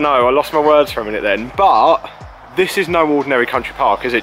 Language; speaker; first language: English; native; English